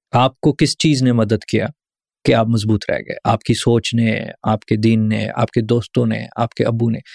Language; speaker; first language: Urdu; early bilingual, heritage; Urdu